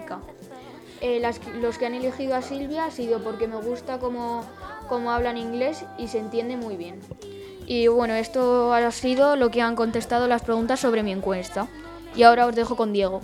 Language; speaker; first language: Spanish; native; Spanish